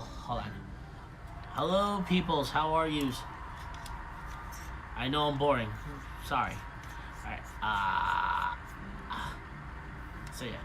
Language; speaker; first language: English; native; English